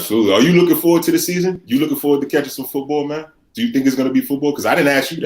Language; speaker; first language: English; native; English